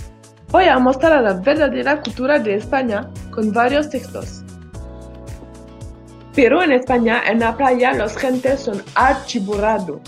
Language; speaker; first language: Spanish; non-native, learner; French